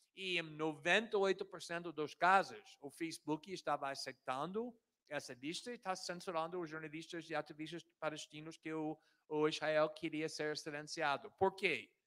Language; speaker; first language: Portuguese; non-native, fluent; English